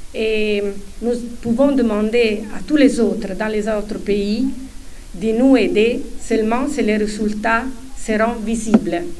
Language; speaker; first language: French; non-native, fluent; Italian